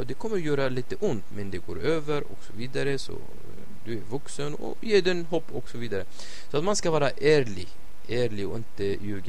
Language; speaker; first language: Swedish; non-native, fluent; Arabic